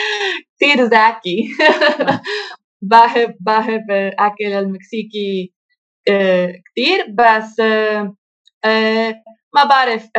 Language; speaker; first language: Arabic; non-native, learner; Spanish